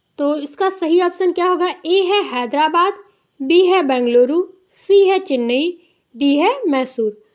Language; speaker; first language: Hindi; native; Hindi